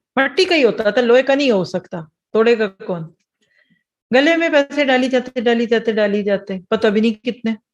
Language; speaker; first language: Urdu; early bilingual, heritage; Urdu